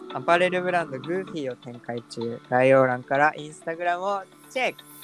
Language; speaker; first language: Japanese; native; Japanese